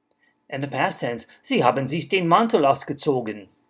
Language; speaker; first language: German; non-native, fluent; English